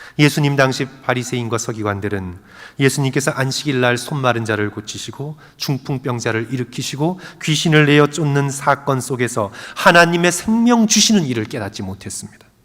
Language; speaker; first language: Korean; native; Korean